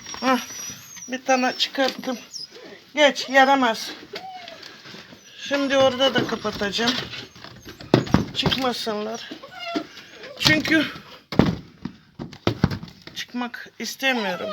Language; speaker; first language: Turkish; non-native, learner; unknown